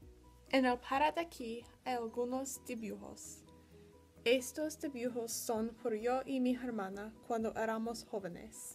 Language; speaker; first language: Spanish; non-native, learner; English